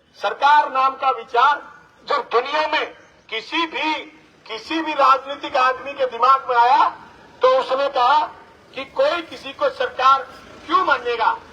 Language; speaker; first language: Hindi; native; Hindi